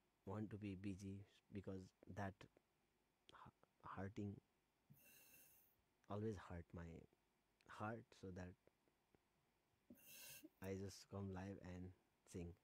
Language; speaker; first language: English; non-native, learner; Nepali